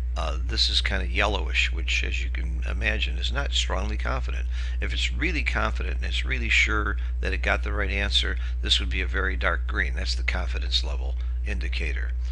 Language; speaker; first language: English; native; English